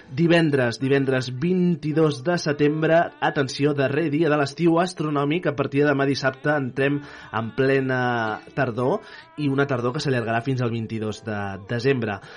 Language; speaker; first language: Catalan; native; Catalan